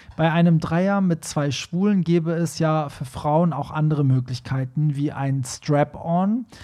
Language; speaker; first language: German; early bilingual, other home language; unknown